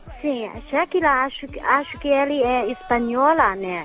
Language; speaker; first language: Portuguese; non-native, fluent; Chinese